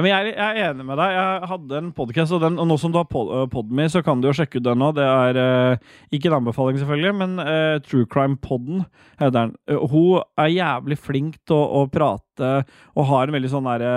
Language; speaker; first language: Norwegian; native; Norwegian